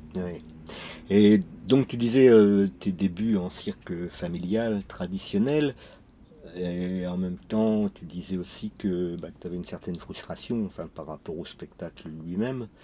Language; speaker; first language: French; native; French